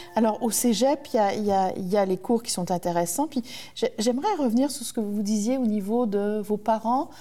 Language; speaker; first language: French; native; French